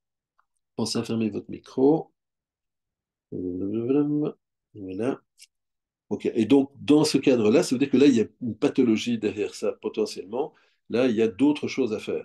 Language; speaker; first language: French; native; French